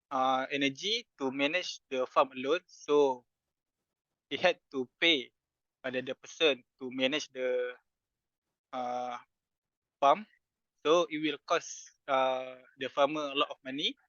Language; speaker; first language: English; non-native, fluent; Malay